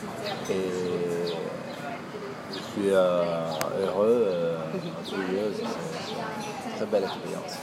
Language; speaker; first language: French; non-native, fluent; Italian